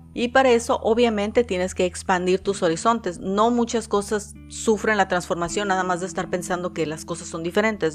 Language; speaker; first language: Spanish; native; Spanish